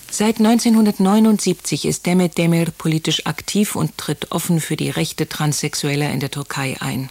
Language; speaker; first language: German; native; German